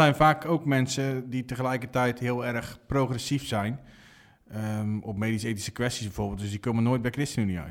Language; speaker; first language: Dutch; native; Dutch